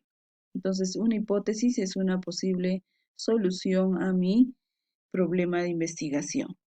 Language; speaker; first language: Spanish; native; Spanish